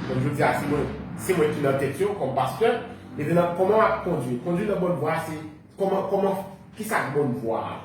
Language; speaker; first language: Haitian Creole; native; Haitian Creole